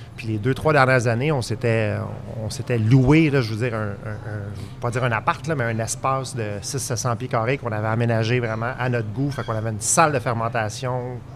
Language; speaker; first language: French; native; French